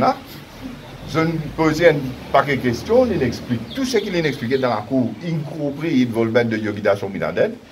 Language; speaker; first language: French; non-native, local second language; Morisyen